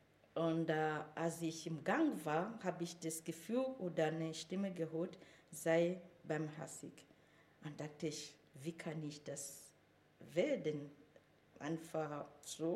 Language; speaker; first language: German; non-native, fluent; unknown